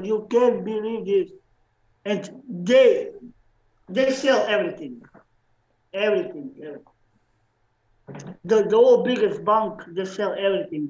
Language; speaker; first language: English; non-native, learner; Slovenian